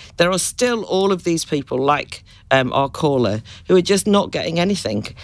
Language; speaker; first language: English; native; English